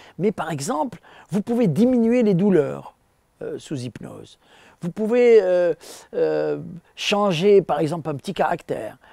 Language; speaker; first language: French; non-native, local second language; Arabic